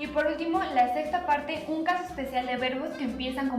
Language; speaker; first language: Spanish; native; Spanish